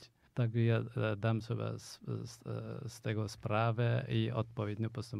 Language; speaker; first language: Polish; non-native, fluent; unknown